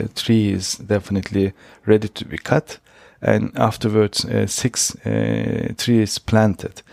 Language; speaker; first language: English; non-native, fluent; Turkish